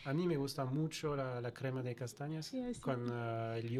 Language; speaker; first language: Spanish; non-native, learner; French